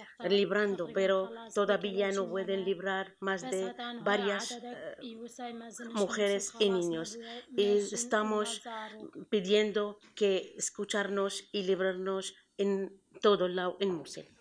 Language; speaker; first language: Spanish; non-native, learner; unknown